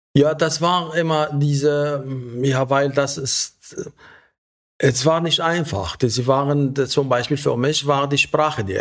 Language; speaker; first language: German; non-native, fluent; Arabic